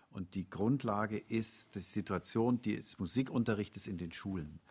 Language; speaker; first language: German; native; German